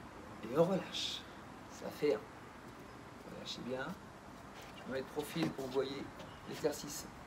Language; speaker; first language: French; native; French